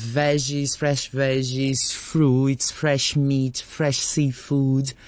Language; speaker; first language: English; non-native, fluent; Portuguese